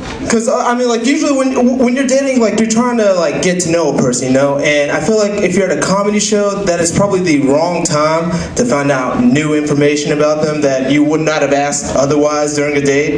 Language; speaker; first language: English; native; English